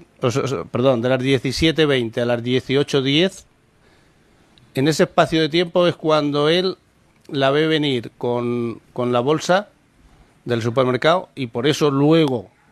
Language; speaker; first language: Spanish; native; Spanish